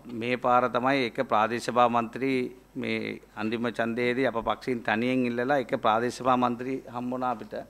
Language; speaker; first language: Sinhala; non-native, local second language; Tamil